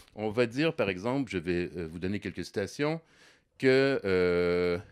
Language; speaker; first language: French; native; French